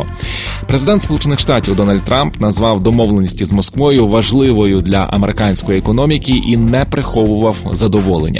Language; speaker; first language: Ukrainian; native; Ukrainian